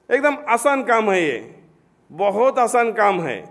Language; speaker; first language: Hindi; non-native, local second language; Marathi